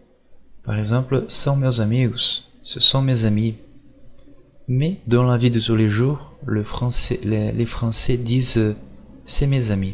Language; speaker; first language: French; non-native, fluent; Portuguese